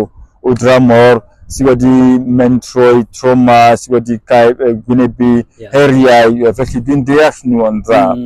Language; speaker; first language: Welsh; non-native, fluent; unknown